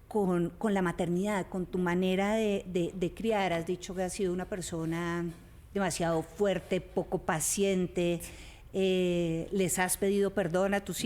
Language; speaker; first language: Spanish; native; Spanish